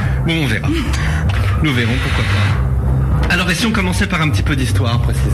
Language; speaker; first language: French; native; French